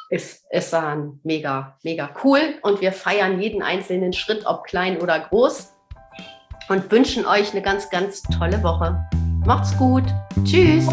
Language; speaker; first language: German; native; German